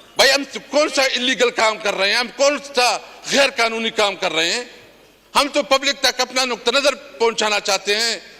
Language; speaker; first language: Urdu; non-native, local second language; Pashto